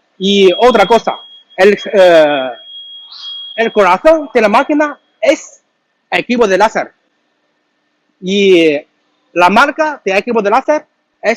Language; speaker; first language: Spanish; non-native, learner; Chinese